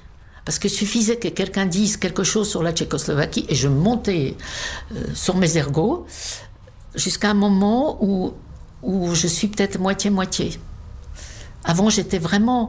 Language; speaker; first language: French; non-native, fluent; Czech